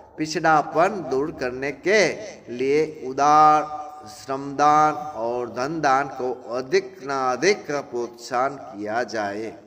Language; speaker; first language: Hindi; non-native, local second language; Gujarati